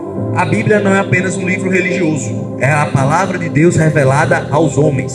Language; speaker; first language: Portuguese; native; Portuguese